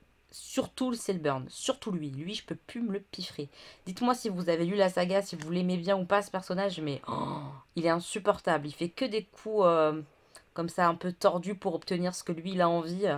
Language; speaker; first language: French; native; French